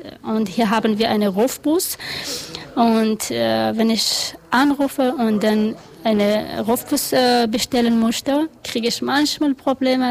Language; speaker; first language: German; non-native, learner; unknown